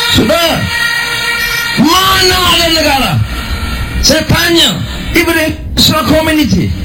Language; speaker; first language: English; non-native, local second language; Malay